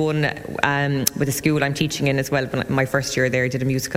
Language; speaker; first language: English; native; English